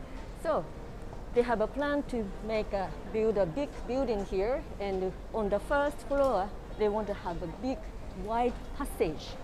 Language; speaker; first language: English; non-native, fluent; Japanese